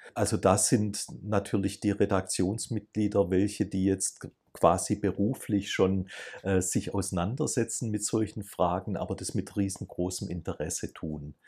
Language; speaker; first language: German; native; German